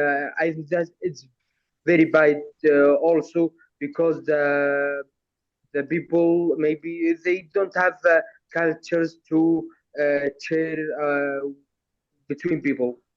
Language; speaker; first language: English; non-native, learner; Arabic